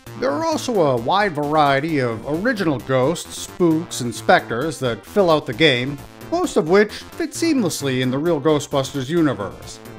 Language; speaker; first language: English; native; English